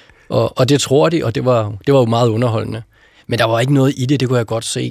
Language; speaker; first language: Danish; native; Danish